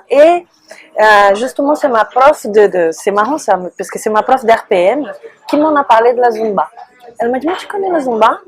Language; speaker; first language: French; non-native, fluent; Portuguese